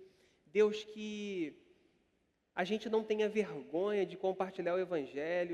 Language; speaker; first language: Portuguese; native; Portuguese